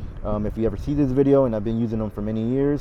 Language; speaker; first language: English; native; English